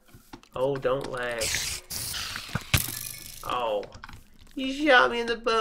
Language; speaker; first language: English; native; English